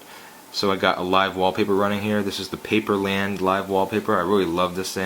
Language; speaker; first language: English; native; English